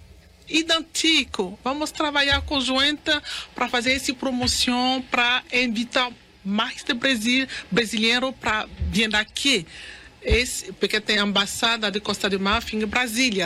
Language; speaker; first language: Portuguese; non-native, learner; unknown